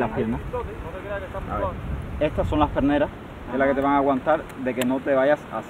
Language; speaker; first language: Spanish; native; Spanish